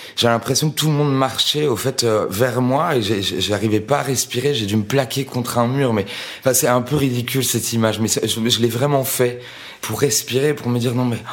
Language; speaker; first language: French; native; French